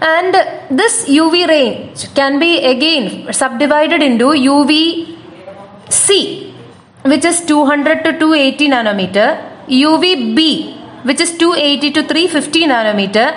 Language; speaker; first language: English; non-native, local second language; Malayalam